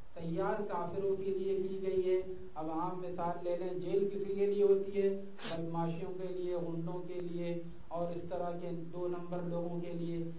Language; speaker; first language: Urdu; native; Urdu